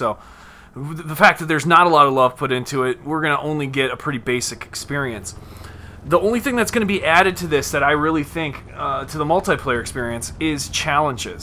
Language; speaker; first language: English; native; English